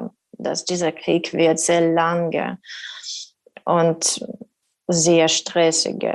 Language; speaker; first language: German; non-native, learner; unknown